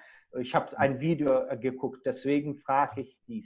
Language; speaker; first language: German; non-native, fluent; Portuguese